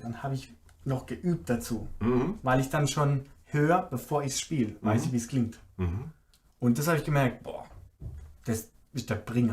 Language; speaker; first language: German; native; German